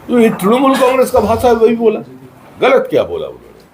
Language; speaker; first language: Hindi; non-native, local second language; Bangla